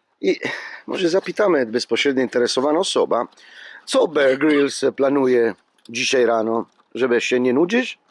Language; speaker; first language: Polish; non-native, learner; Italian